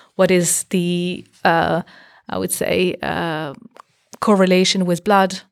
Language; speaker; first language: English; non-native, fluent; French